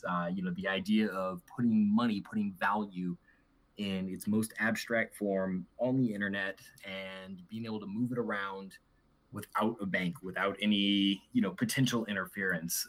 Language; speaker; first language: English; native; English